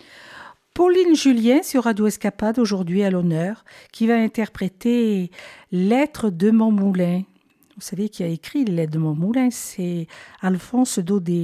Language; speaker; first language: French; native; French